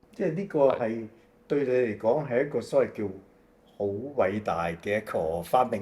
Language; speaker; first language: Cantonese; native; Cantonese